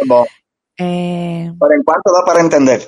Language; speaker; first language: Portuguese; non-native, learner; Spanish